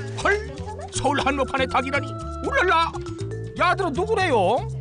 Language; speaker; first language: Korean; native; Korean